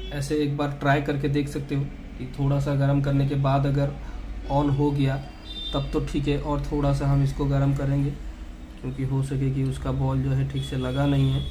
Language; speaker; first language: Hindi; non-native, local second language; Odia